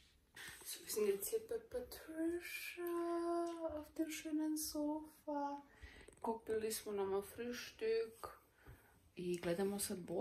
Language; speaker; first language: German; early bilingual, heritage; German